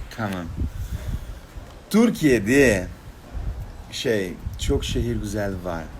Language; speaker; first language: Turkish; non-native, learner; Portuguese